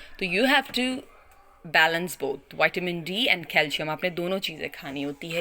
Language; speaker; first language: Urdu; native; Urdu